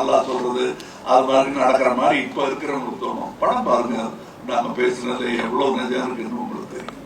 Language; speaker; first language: Tamil; native; Tamil